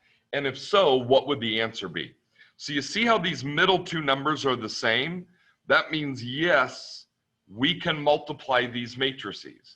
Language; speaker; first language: English; native; English